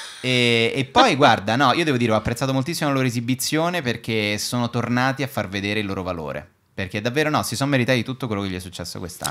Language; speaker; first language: Italian; native; Italian